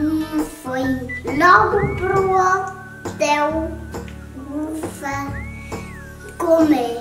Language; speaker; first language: Portuguese; early bilingual, heritage; Portuguese